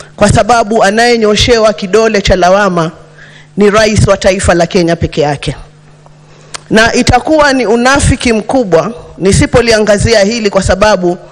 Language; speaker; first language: Swahili; native; Swahili